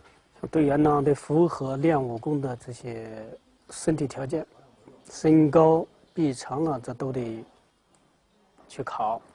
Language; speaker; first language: Chinese; native; Chinese